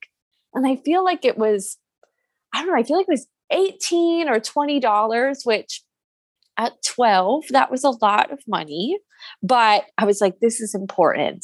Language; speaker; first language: English; native; English